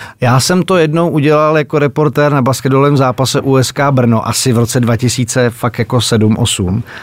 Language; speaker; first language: Czech; native; Czech